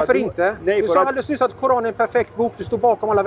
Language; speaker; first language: Swedish; native; Swedish